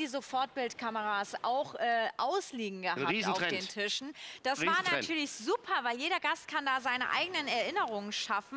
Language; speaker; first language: German; native; German